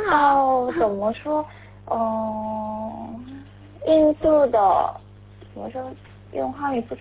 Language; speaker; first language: Chinese; non-native, learner; Korean